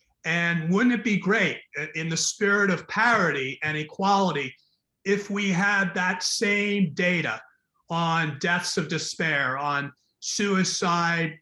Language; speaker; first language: English; native; English